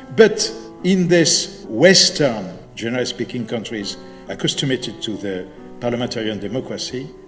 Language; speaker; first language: English; non-native, fluent; French